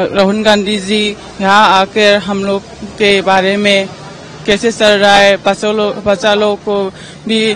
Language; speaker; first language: Hindi; non-native, local second language; Manipuri